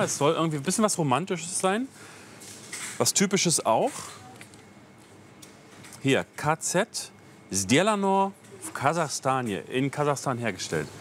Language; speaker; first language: German; native; German